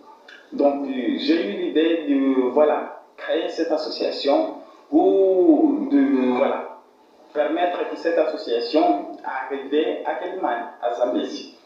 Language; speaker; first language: French; non-native, fluent; Portuguese